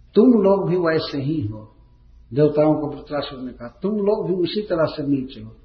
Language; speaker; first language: Hindi; native; Hindi